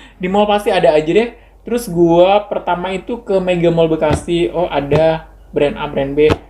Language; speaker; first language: Indonesian; native; Indonesian